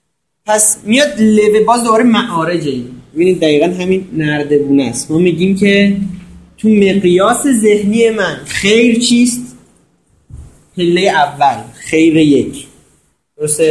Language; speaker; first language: Persian; native; Persian